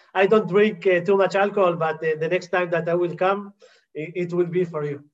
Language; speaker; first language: English; non-native, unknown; Hebrew